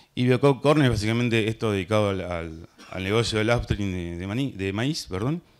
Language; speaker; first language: Spanish; native; Spanish